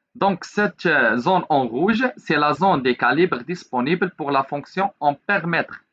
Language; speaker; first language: French; non-native, local second language; Arabic